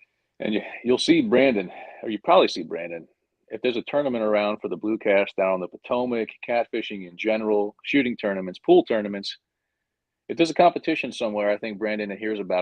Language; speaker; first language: English; native; English